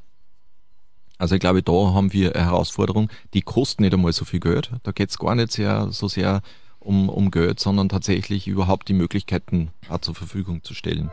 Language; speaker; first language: German; native; German